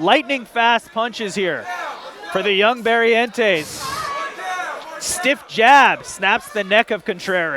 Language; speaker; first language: English; native; English